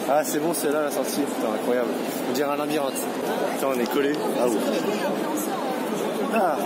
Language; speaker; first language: French; native; French